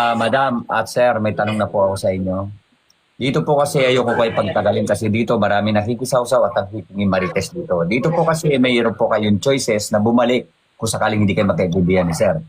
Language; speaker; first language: Filipino; native; Filipino